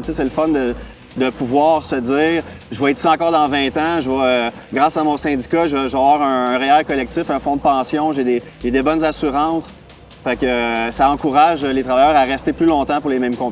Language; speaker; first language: French; native; French